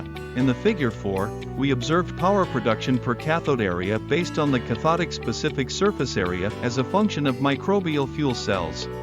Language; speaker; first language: English; non-native, fluent; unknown